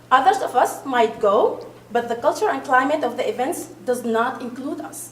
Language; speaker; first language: English; non-native, fluent; Arabic